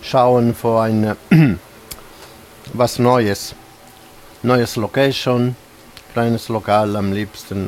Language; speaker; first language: German; non-native, fluent; Italian